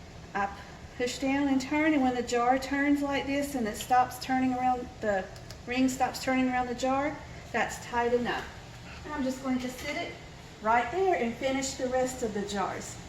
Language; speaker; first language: English; native; English